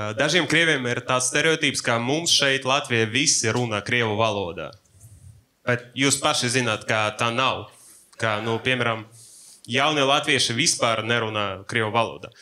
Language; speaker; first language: Latvian; non-native, local second language; Russian